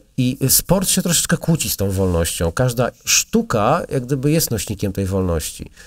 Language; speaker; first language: Polish; native; Polish